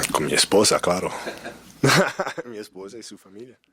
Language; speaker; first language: Spanish; non-native, fluent; English